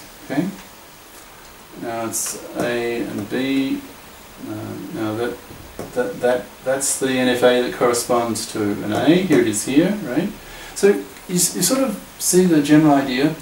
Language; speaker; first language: English; native; English